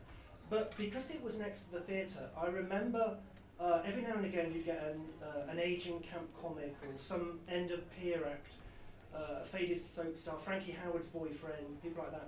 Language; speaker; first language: English; native; English